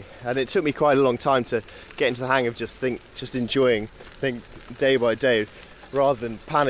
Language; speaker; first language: English; native; English